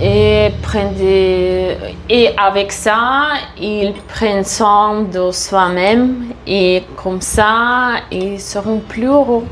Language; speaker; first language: French; non-native, fluent; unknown